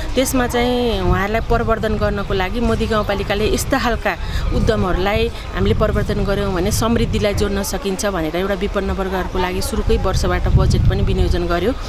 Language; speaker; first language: Nepali; native; Nepali